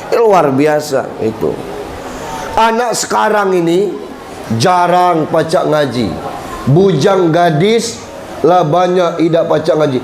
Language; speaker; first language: Malay; non-native, local second language; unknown